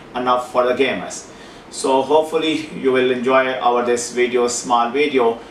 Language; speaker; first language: English; non-native, local second language; Urdu